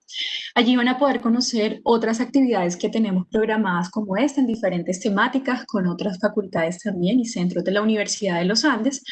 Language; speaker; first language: Spanish; native; Spanish